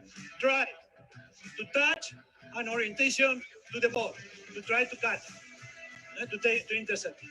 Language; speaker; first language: English; non-native, learner; Spanish